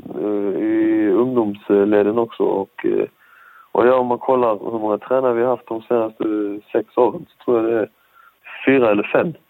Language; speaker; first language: Swedish; early bilingual, other home language; Persian